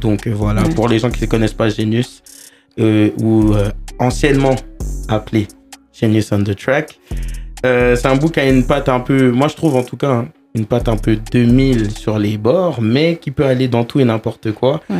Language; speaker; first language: French; native; French